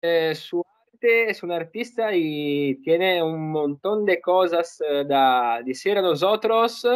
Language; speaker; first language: Spanish; non-native, learner; Italian